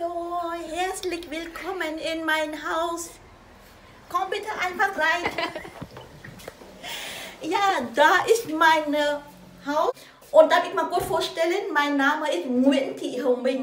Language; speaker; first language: German; non-native, learner; Vietnamese